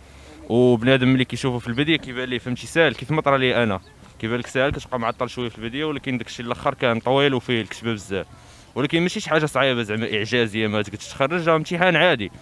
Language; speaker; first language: Arabic; native; Arabic